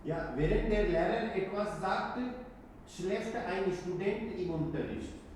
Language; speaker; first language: German; non-native, fluent; Hindi